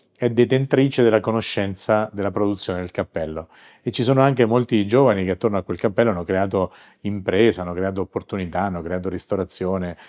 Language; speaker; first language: Italian; native; Italian